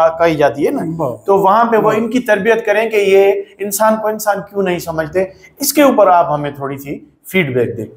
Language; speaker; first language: Urdu; non-native, local second language; Sindhi